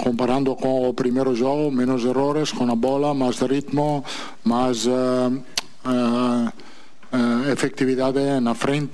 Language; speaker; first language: Portuguese; non-native, fluent; Italian